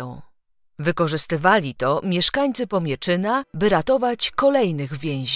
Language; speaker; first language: Polish; native; Polish